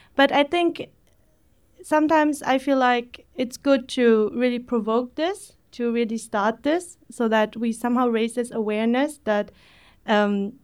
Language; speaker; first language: English; early bilingual, other home language; Vietnamese